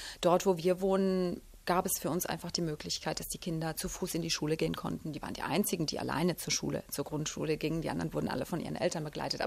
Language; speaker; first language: German; native; German